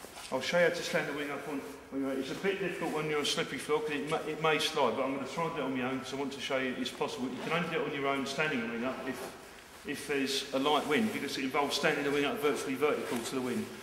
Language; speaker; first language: English; native; English